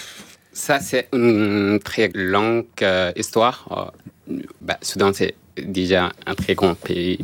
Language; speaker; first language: French; non-native, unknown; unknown